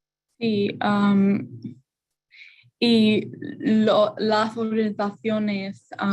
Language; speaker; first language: Spanish; non-native, learner; English